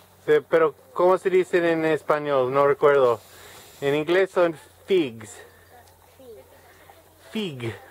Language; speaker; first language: Spanish; non-native, learner; English